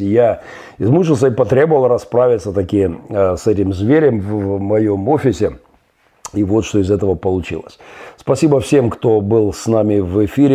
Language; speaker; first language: Russian; native; Russian